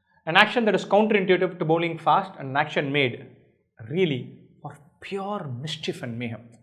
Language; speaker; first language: English; non-native, local second language; Tamil